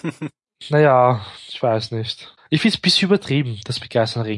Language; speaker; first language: German; native; German